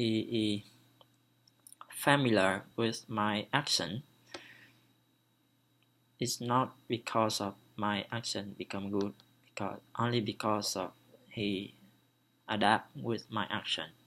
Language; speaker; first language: English; non-native, learner; Vietnamese